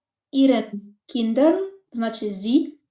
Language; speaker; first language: German; non-native, learner; Macedonian